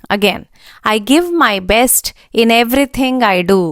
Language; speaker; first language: English; non-native, local second language; Telugu